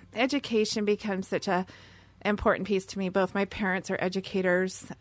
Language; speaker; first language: English; native; English